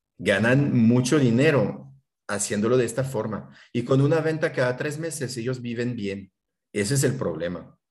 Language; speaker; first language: Spanish; non-native, fluent; French